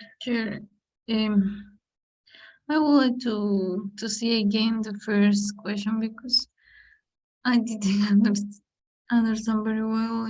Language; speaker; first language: English; non-native, learner; Spanish